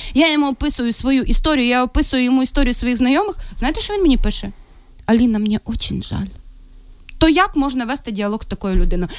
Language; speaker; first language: Ukrainian; non-native, local second language; Russian